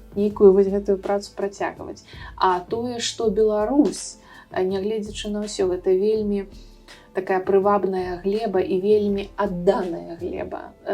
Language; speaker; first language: Belarusian; non-native, local second language; Russian